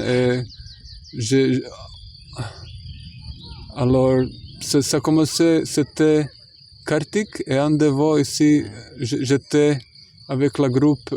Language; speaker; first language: French; non-native, fluent; Croatian